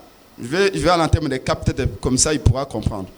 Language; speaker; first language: French; non-native, local second language; Lingala